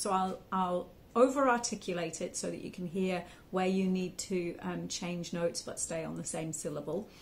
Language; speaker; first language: English; native; English